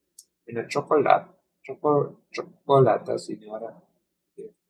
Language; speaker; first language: Italian; non-native, learner; English